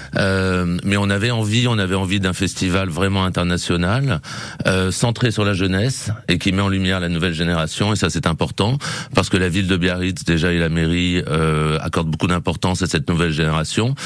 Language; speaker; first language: French; native; French